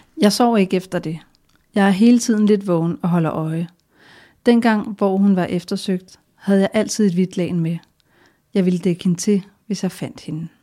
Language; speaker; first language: Danish; native; Danish